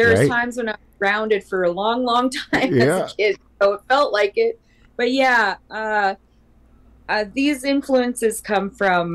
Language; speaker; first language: English; native; English